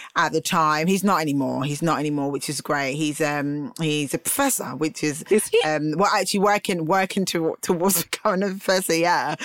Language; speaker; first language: English; native; English